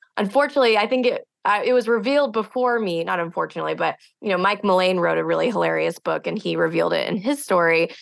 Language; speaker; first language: English; native; English